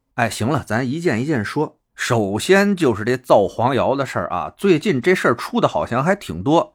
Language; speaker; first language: Chinese; native; Chinese